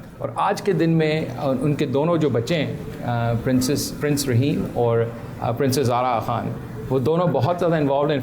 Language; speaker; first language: Urdu; early bilingual, heritage; Urdu